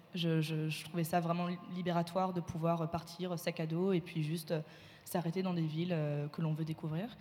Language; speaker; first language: French; native; French